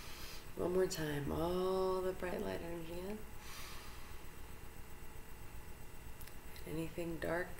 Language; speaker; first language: English; native; English